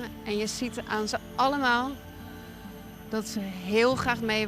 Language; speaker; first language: Dutch; native; Dutch